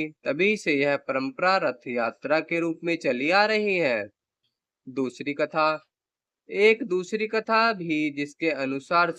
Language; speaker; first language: Hindi; native; Hindi